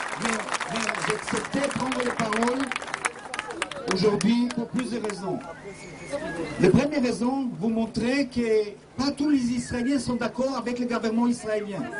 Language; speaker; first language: French; non-native, fluent; Hebrew